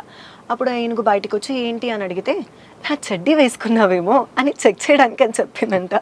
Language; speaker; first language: Telugu; non-native, local second language; Kannada